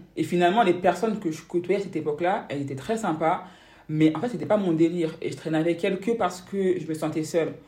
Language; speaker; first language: French; native; French